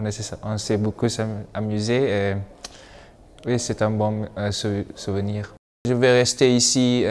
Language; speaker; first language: French; non-native, learner; Malay